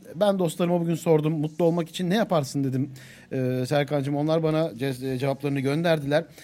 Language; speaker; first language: Turkish; native; Turkish